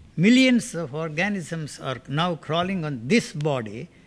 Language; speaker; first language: English; non-native, local second language; Telugu